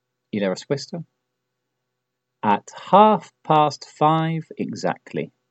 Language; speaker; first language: Spanish; non-native, fluent; English